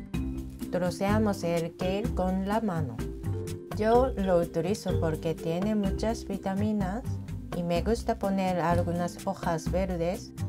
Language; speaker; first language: Spanish; non-native, fluent; Japanese